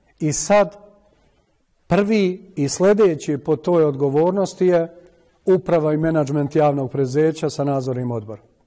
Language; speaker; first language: Serbian; native; Serbian